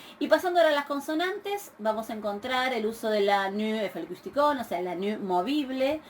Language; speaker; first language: Spanish; native; Spanish